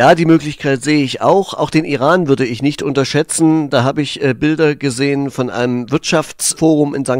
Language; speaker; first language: German; native; German